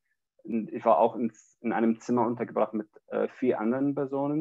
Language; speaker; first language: German; non-native, fluent; Arabic